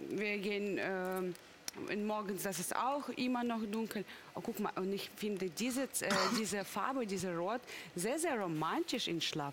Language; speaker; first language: German; non-native, fluent; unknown